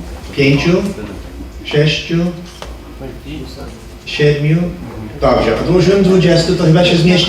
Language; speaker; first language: Polish; early bilingual, heritage; Polish